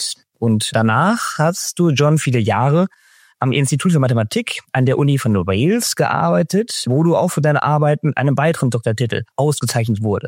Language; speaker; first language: German; native; German